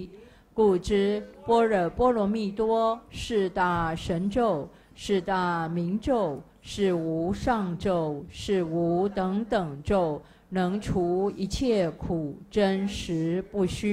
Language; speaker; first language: Chinese; native; Chinese